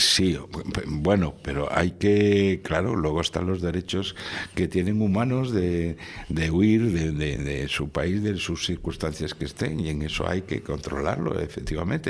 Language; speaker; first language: Spanish; native; Spanish